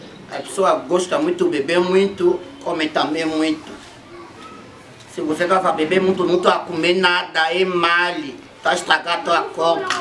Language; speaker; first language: Portuguese; non-native, learner; Lingala